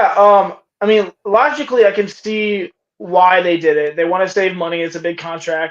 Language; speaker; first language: English; native; English